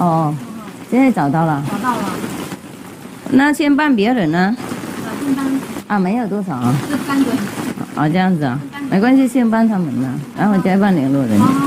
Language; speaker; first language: Chinese; non-native, fluent; Vietnamese